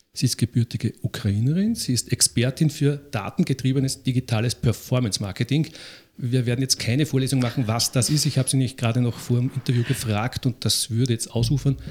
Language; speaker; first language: German; native; German